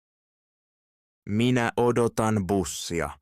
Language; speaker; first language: Finnish; non-native, fluent; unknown